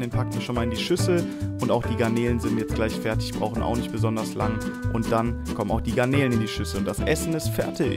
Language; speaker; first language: German; native; German